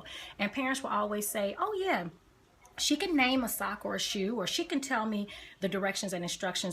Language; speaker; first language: English; native; English